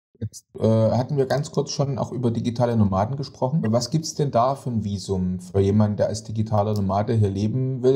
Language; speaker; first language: German; native; German